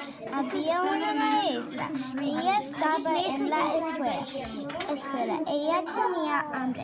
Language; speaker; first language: Spanish; non-native, learner; English